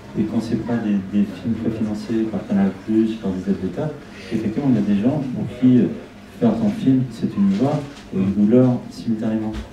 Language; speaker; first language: French; non-native, fluent; Spanish